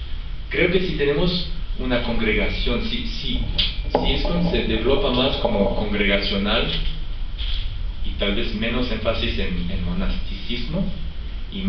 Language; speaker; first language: Spanish; non-native, fluent; French